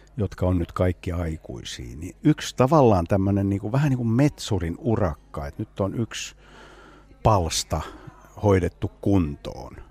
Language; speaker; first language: Finnish; non-native, local second language; Swedish